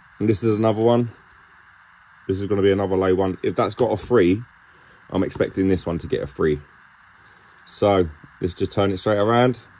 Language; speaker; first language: English; native; English